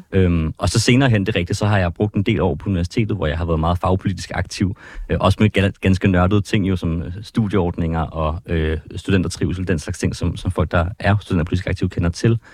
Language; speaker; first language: Danish; native; Danish